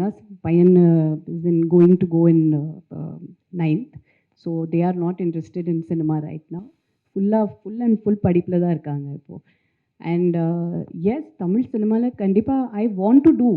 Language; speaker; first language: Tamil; non-native, fluent; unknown